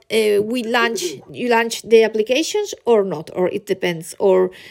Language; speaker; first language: English; non-native, learner; Spanish